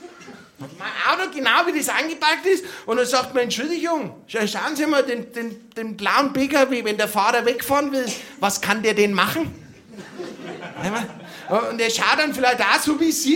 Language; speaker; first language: German; native; German